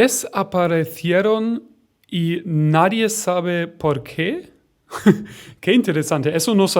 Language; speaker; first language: Spanish; non-native, learner; German